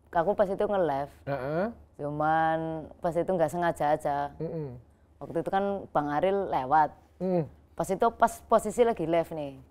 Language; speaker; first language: Indonesian; native; Indonesian